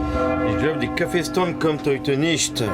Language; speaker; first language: German; non-native, learner; French